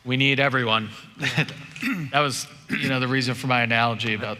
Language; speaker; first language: English; native; English